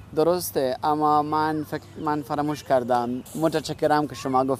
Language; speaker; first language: Persian; non-native, learner; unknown